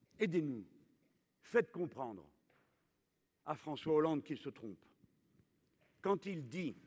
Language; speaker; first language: French; native; French